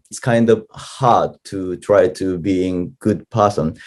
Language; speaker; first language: English; non-native, learner; Japanese